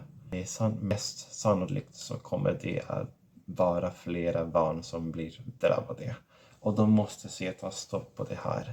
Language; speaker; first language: Swedish; non-native, fluent; Catalan